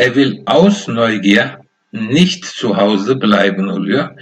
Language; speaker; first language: German; non-native, fluent; Turkish